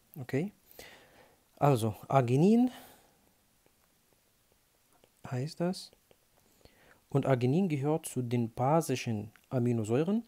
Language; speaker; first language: German; non-native, fluent; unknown